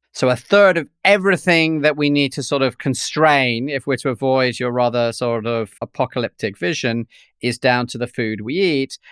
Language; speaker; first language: English; native; English